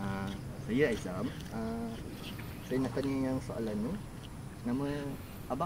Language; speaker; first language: Malay; native; Malay